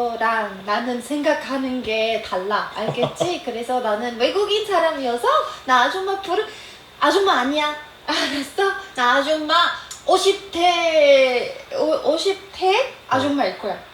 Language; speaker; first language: Korean; non-native, learner; Arabic